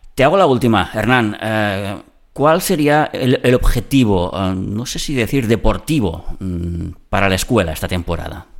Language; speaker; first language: Spanish; non-native, local second language; Catalan